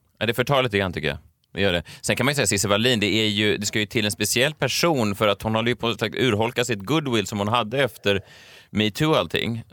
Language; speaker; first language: Swedish; native; Swedish